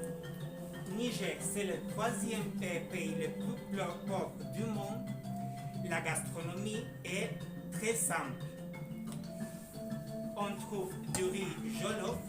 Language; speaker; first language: French; non-native, learner; Spanish